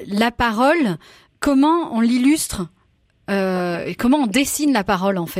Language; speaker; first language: French; native; French